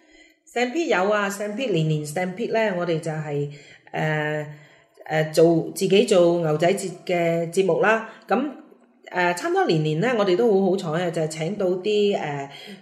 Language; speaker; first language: Cantonese; native; Cantonese